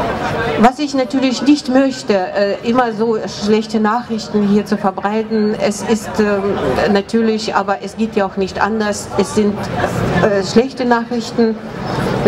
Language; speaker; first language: German; non-native, fluent; Russian